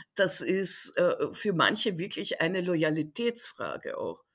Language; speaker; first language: German; early bilingual, other home language; Russian